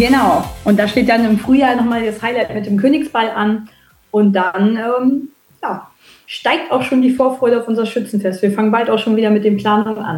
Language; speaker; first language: German; native; German